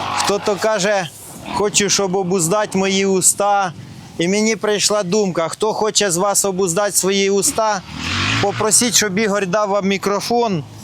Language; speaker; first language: Ukrainian; non-native, local second language; Russian